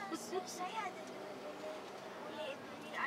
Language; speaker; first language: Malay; non-native, local second language; English